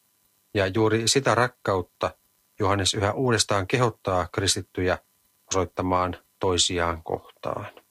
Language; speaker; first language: Finnish; native; Finnish